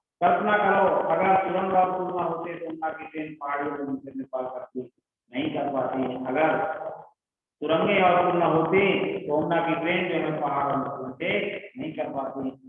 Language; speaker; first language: Hindi; native; Hindi